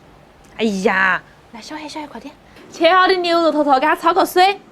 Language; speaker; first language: Chinese; native; Chinese